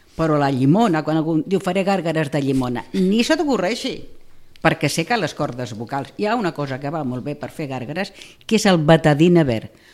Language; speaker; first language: Catalan; non-native, local second language; Spanish